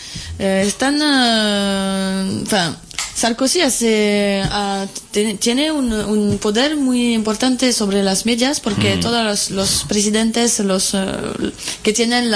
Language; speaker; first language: Spanish; non-native, fluent; French